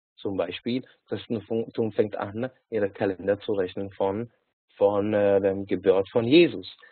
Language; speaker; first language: German; non-native, fluent; Hungarian